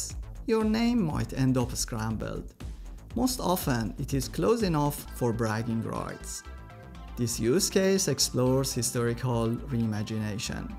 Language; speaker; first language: English; non-native, fluent; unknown